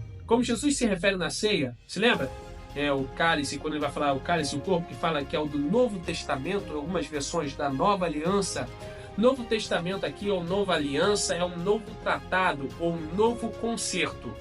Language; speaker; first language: Portuguese; native; Portuguese